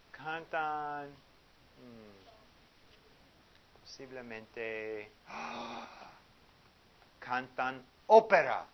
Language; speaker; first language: Spanish; non-native, fluent; English